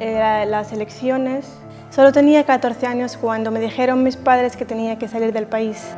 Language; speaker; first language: Spanish; non-native, fluent; Arabic